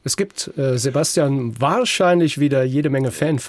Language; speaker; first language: German; native; German